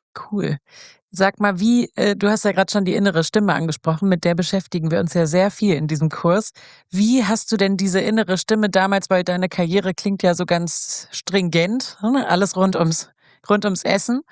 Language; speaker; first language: German; native; German